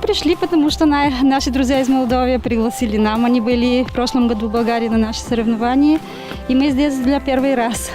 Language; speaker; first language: Russian; non-native, learner; Bulgarian